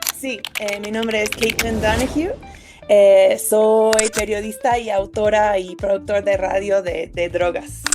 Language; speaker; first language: Spanish; non-native, fluent; English